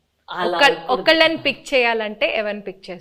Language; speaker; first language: Telugu; native; Telugu